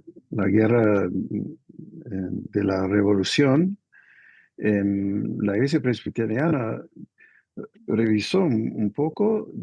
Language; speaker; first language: Spanish; non-native, fluent; English